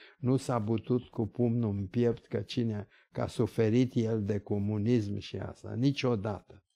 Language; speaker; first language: Romanian; early bilingual, other home language; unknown